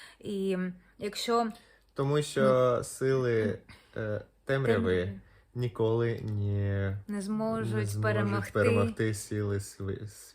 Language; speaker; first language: Ukrainian; non-native, local second language; Russian